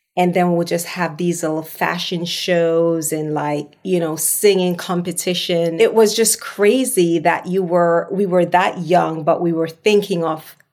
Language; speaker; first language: English; non-native, local second language; Jamaican Creole English